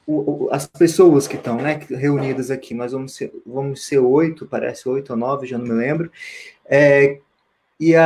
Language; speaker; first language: Portuguese; native; Portuguese